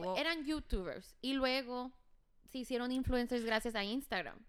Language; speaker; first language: Spanish; early bilingual, heritage; Spanish